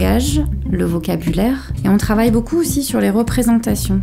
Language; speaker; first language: French; native; French